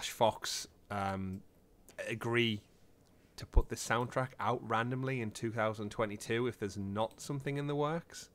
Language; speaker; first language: English; native; English